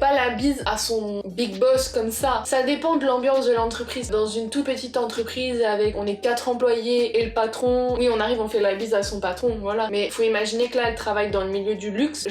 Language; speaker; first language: French; native; French